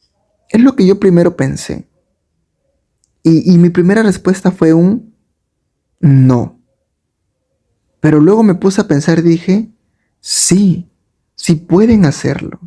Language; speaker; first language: Spanish; native; Spanish